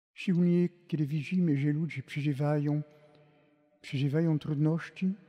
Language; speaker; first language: Polish; non-native, fluent; French